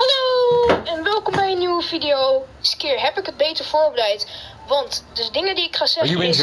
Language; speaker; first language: Dutch; native; Dutch